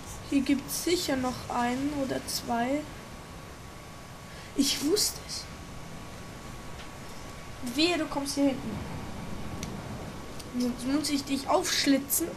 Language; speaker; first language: German; native; German